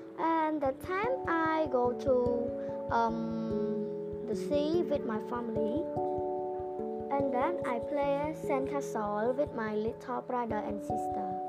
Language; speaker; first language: English; non-native, learner; Khmer